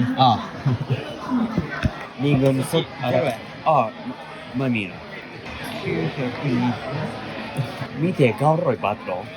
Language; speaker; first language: Thai; non-native, learner; Japanese